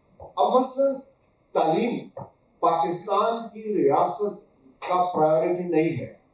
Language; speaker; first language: Urdu; non-native, local second language; Pashto